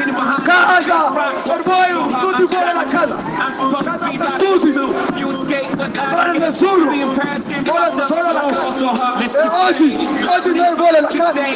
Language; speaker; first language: Italian; non-native, learner; English